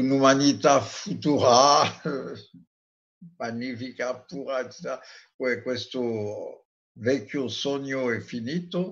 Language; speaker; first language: Italian; non-native, fluent; French